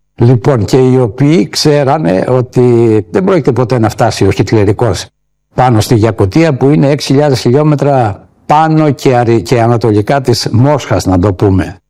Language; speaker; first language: Greek; native; Greek